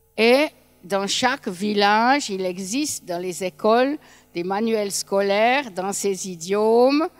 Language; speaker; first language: French; native; French